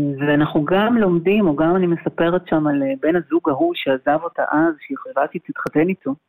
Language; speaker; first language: Hebrew; native; Hebrew